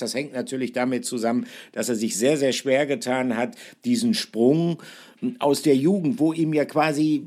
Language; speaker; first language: German; native; German